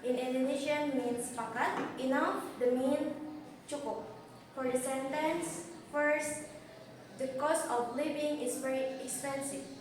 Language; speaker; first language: English; non-native, local second language; Indonesian